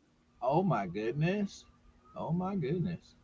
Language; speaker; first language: English; native; English